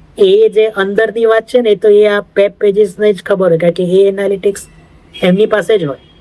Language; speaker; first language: Gujarati; native; Gujarati